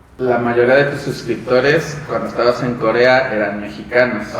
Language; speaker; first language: Spanish; native; Spanish